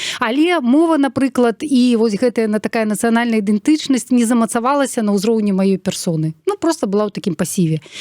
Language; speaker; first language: Belarusian; non-native, local second language; Russian